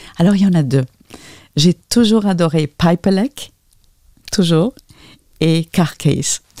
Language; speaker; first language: French; non-native, fluent; Spanish